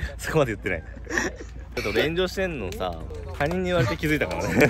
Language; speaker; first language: Japanese; native; Japanese